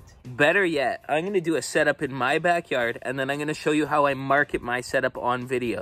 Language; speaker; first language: English; native; English